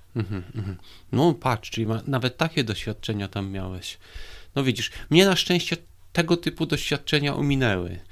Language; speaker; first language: Polish; native; Polish